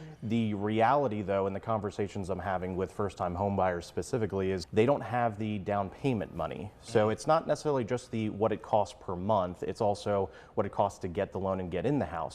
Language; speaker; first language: English; native; English